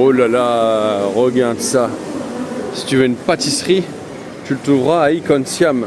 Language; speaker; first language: French; native; French